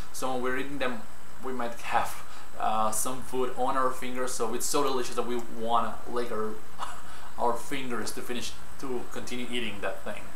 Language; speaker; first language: English; non-native, fluent; Spanish